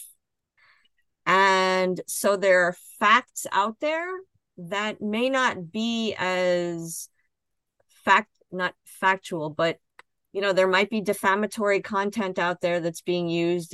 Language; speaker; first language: English; native; English